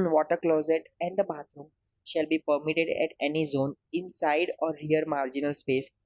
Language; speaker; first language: English; non-native, local second language; Gujarati